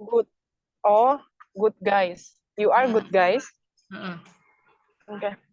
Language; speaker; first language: English; non-native, learner; Indonesian